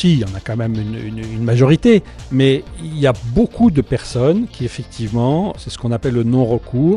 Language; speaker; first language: French; native; French